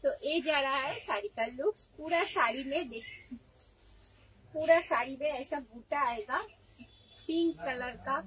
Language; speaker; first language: Hindi; non-native, local second language; Bangla